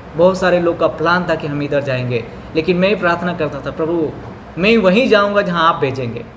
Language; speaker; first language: Hindi; non-native, local second language; Bhojpuri